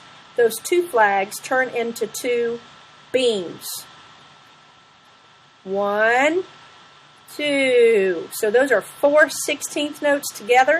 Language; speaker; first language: English; native; English